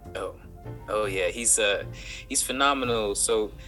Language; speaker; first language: English; native; English